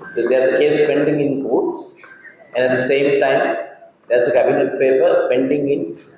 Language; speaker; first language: English; non-native, local second language; Sinhala